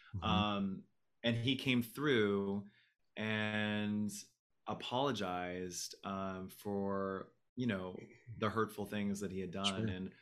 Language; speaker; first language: English; native; English